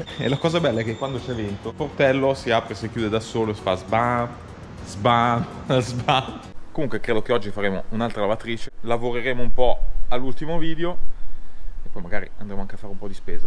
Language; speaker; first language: Italian; native; Italian